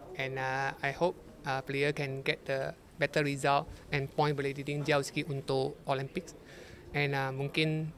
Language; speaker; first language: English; non-native, learner; Malay